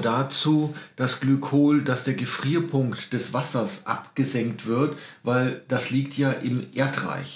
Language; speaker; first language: German; native; German